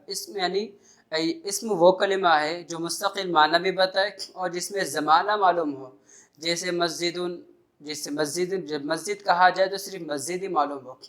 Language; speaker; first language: Urdu; native; Urdu